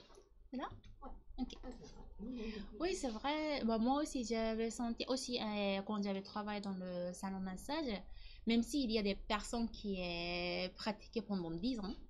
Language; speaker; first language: French; non-native, learner; Japanese